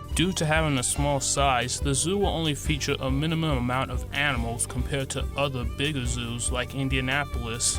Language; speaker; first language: English; native; English